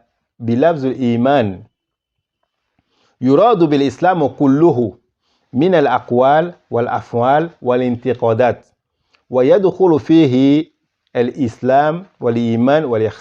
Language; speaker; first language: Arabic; non-native, fluent; Yoruba